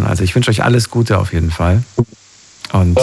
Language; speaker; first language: German; native; German